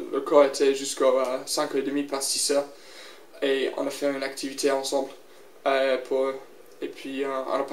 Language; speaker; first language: French; non-native, learner; English